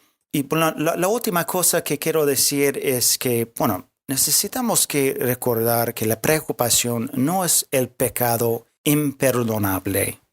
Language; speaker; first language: Spanish; non-native, fluent; English